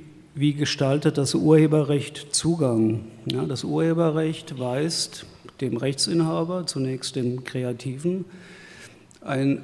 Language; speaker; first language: German; native; German